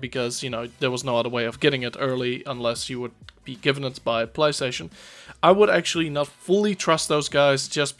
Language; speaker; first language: English; native; English